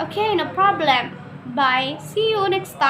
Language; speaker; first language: English; non-native, learner; Indonesian